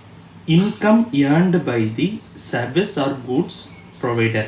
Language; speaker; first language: English; non-native, local second language; Tamil